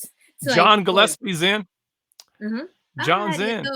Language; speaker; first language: English; native; English